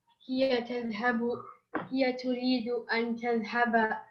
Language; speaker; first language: Arabic; non-native, learner; English